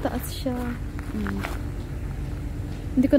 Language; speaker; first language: Swedish; non-native, learner; Filipino